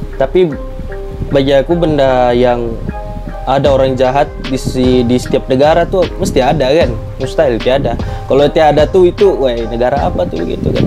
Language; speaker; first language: Malay; native; Malay